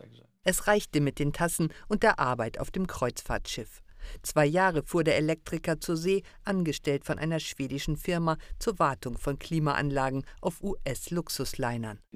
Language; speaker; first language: German; native; German